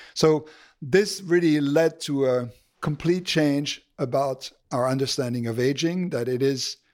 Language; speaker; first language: English; non-native, fluent; French